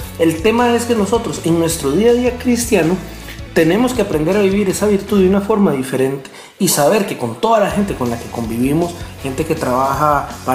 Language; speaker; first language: Spanish; native; Spanish